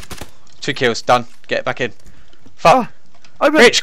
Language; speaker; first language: English; native; English